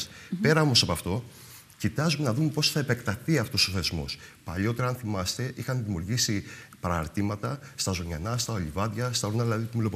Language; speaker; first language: Greek; native; Greek